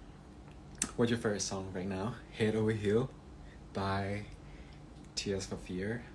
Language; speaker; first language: English; non-native, learner; Thai